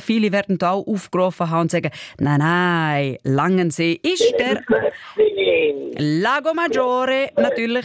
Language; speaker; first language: German; native; German